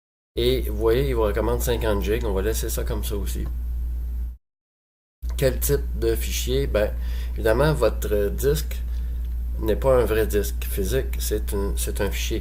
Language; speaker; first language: French; native; French